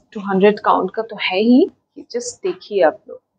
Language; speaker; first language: Hindi; non-native, local second language; Bangla